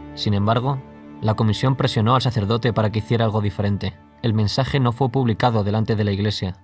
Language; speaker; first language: Spanish; native; Spanish